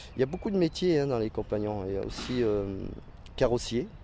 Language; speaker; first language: French; native; French